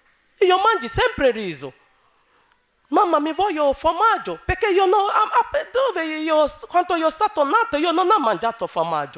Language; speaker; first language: Italian; non-native, learner; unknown